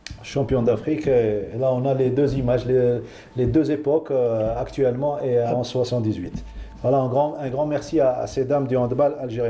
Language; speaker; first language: French; non-native, local second language; Arabic